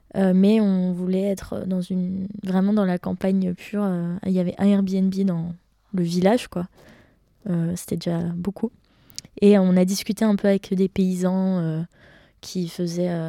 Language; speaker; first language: French; native; French